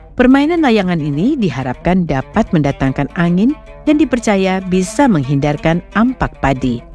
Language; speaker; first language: Indonesian; native; Indonesian